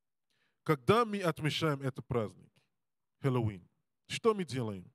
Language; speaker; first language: Russian; non-native, learner; English